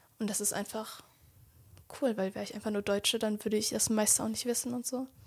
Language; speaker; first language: German; native; German